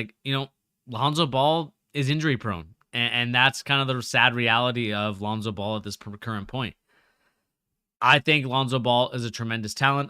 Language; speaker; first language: English; native; English